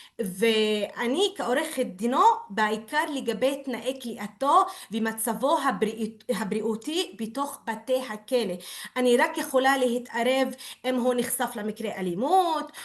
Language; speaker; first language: Hebrew; non-native, local second language; Arabic